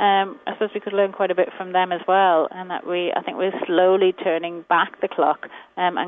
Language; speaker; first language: English; native; English